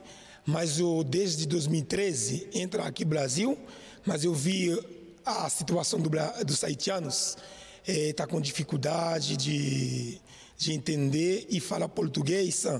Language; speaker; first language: Portuguese; non-native, learner; Haitian Creole